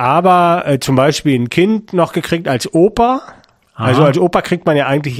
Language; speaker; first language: German; native; German